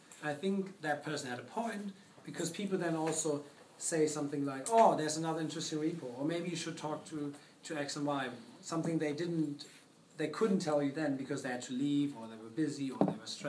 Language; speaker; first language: English; non-native, fluent; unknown